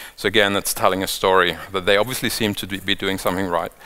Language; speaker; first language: English; non-native, fluent; German